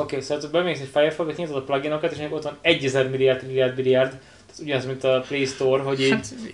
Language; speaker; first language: Hungarian; native; Hungarian